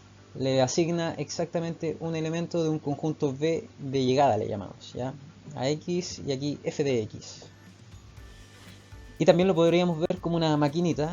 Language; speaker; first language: Spanish; native; Spanish